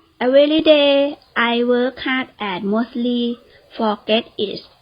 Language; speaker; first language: English; non-native, learner; Thai